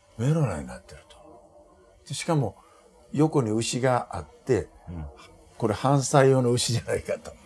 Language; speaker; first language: Japanese; native; Japanese